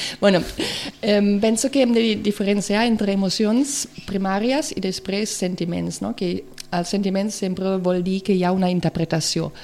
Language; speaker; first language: Catalan; non-native, local second language; Spanish